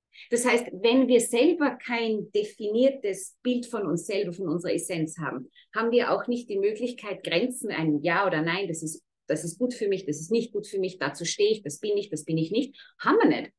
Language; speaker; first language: German; native; German